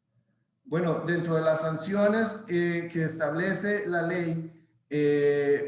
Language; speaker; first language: Spanish; native; Spanish